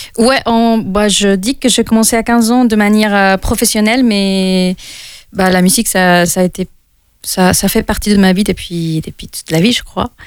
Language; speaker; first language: French; non-native, fluent; Spanish